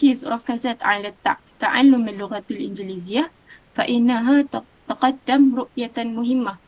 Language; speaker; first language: Arabic; non-native, learner; Malay